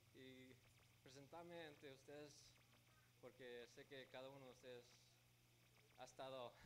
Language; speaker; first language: Spanish; early bilingual, heritage; Spanish